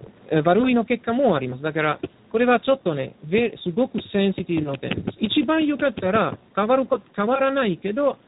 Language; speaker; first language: Japanese; non-native, learner; Italian